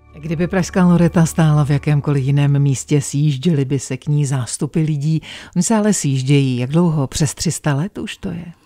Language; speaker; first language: Czech; native; Czech